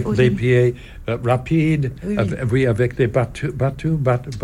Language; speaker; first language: French; non-native, learner; English